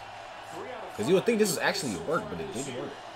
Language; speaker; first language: English; native; English